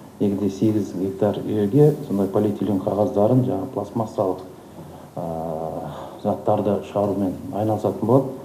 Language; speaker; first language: Kazakh; native; Kazakh